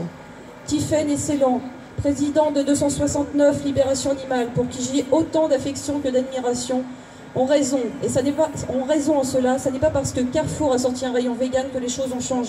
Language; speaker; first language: French; native; French